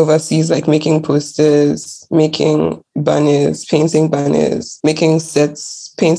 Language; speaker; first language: English; non-native, local second language; Akan